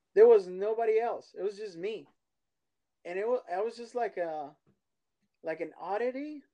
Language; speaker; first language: English; early bilingual, other home language; Spanish